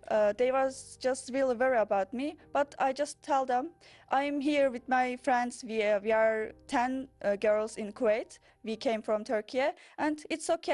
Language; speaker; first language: English; non-native, learner; Turkish